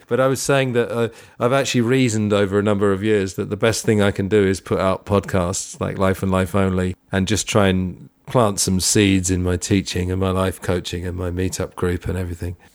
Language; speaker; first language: English; native; English